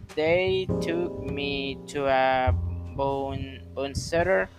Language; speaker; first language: English; non-native, learner; Spanish